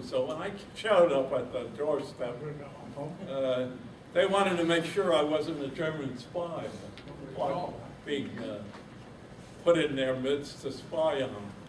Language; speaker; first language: English; native; English